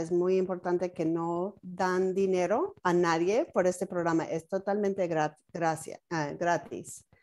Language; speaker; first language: Spanish; non-native, fluent; English